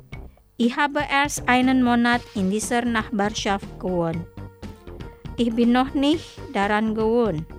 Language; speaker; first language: German; non-native, fluent; Indonesian